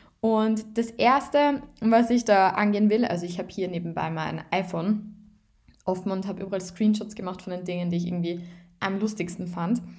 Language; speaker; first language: German; native; German